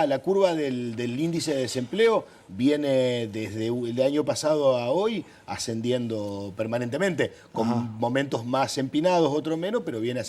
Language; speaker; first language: Spanish; native; Spanish